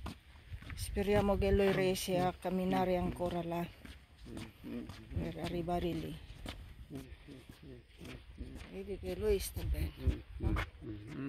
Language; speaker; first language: Italian; non-native, fluent; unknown